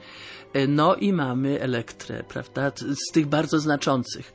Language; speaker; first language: Polish; native; Polish